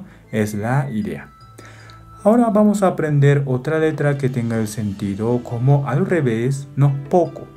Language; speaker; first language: Spanish; non-native, fluent; Japanese